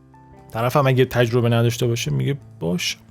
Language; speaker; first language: Persian; native; Persian